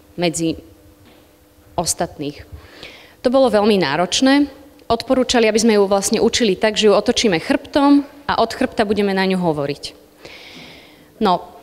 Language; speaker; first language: Slovak; native; Slovak